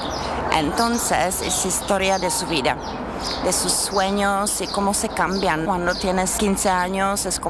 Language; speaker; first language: Spanish; non-native, learner; Czech